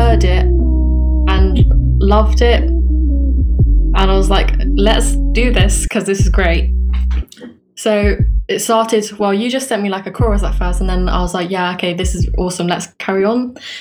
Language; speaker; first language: English; native; English